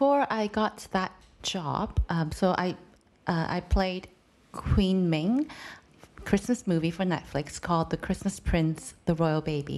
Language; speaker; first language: English; non-native, local second language; Cantonese